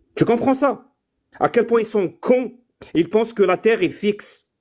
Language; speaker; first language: French; non-native, local second language; Arabic